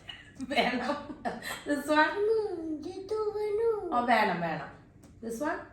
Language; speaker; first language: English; non-native, local second language; Malayalam